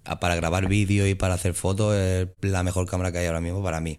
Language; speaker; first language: Spanish; native; Spanish